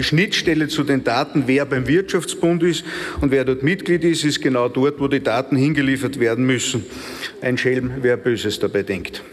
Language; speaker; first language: German; native; German